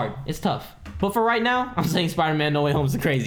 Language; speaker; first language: English; non-native, local second language; Filipino